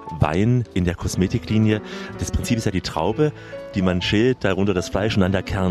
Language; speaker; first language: German; native; German